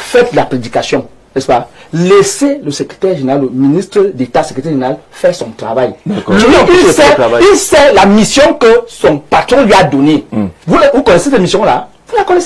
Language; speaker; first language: French; native; French